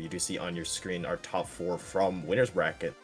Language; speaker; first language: English; native; English